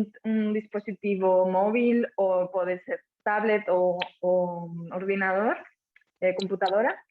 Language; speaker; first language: Portuguese; non-native, fluent; Catalan